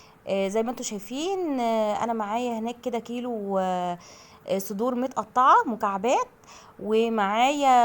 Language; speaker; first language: Arabic; native; Arabic